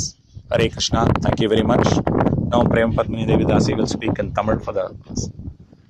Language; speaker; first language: English; non-native, local second language; Tamil